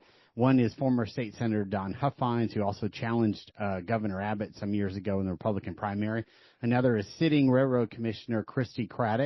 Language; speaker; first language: English; native; English